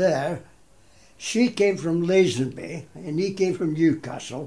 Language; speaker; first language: English; native; English